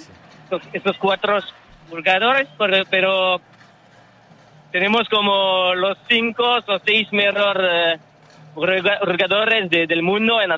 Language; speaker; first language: Spanish; non-native, learner; French